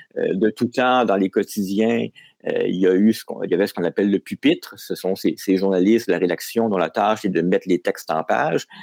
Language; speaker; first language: French; native; French